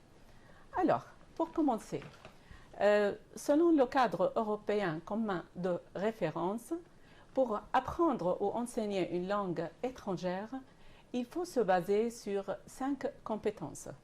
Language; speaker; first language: French; non-native, fluent; Arabic